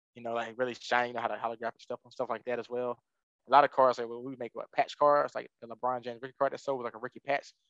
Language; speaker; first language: English; native; English